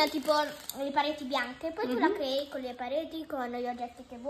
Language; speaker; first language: Italian; native; Italian